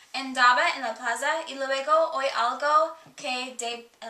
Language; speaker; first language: Spanish; non-native, learner; English